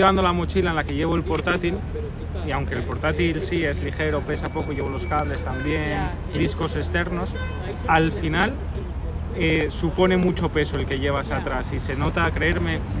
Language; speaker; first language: Spanish; native; Spanish